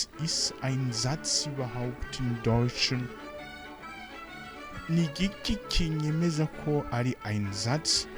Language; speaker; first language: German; non-native, fluent; Rundi